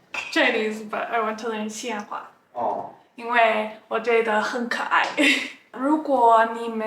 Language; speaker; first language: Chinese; non-native, learner; English